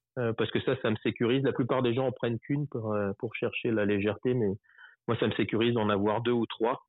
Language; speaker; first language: French; native; French